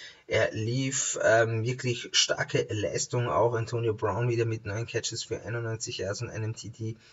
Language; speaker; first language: German; native; German